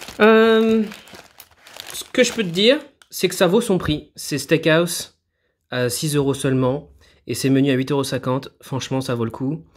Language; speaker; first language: French; native; French